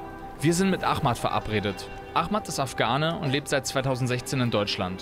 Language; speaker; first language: German; native; German